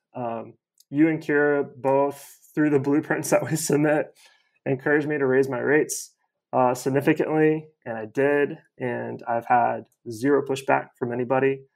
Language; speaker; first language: English; native; English